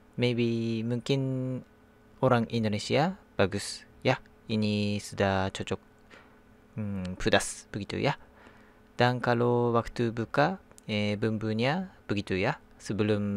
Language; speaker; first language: Indonesian; non-native, learner; Japanese